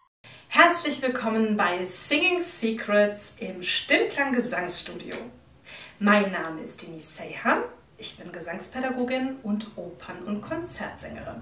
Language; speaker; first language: German; native; German